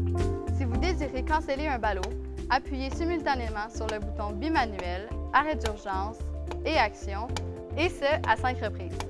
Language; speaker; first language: French; native; French